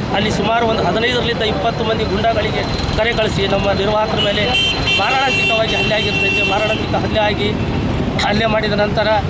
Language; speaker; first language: Kannada; native; Kannada